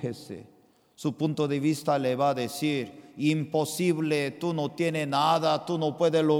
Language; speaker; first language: Spanish; non-native, fluent; Korean